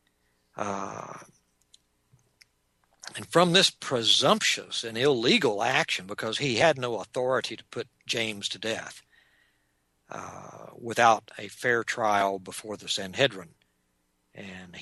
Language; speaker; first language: English; native; English